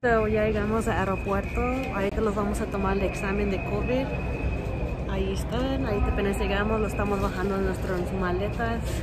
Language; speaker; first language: Spanish; early bilingual, heritage; Spanish